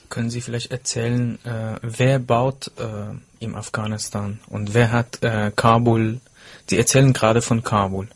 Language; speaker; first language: German; non-native, fluent; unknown